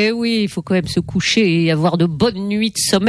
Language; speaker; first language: French; native; French